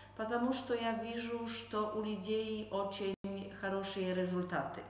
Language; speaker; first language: Russian; non-native, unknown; Polish